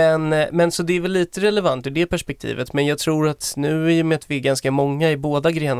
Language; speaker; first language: Swedish; native; Swedish